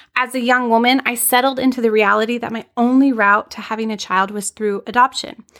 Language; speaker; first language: English; native; English